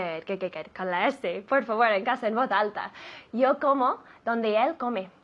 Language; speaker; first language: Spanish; non-native, fluent; English